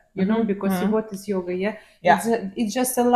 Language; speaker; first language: English; non-native, learner; Ukrainian